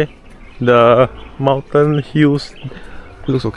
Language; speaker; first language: English; non-native, local second language; Chinese